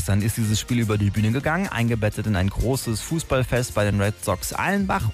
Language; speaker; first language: German; native; German